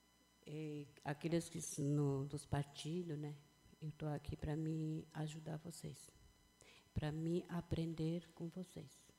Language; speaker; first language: Portuguese; non-native, local second language; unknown